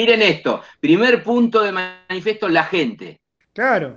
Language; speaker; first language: Spanish; native; Spanish